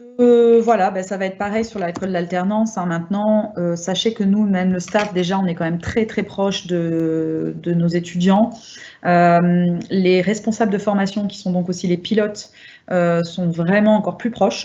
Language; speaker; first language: French; native; French